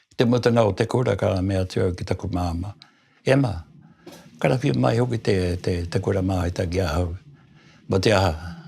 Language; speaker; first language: Māori; native; Māori